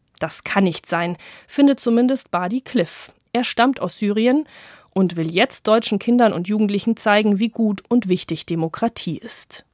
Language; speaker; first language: German; native; German